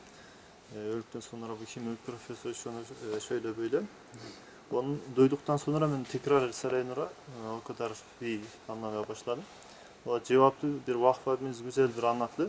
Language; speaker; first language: Turkish; non-native, learner; Kyrgyz